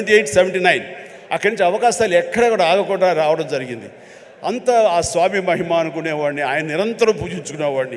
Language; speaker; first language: Telugu; native; Telugu